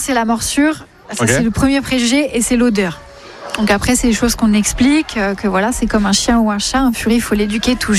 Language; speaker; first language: French; native; French